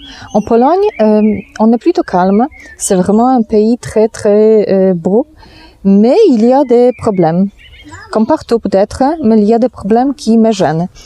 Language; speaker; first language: French; non-native, fluent; Polish